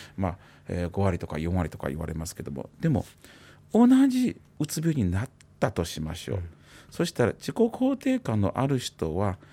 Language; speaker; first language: Japanese; non-native, fluent; Chinese